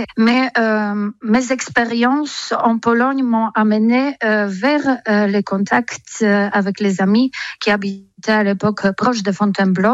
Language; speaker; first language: French; non-native, fluent; Polish